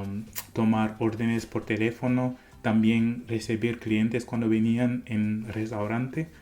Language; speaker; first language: Spanish; non-native, fluent; English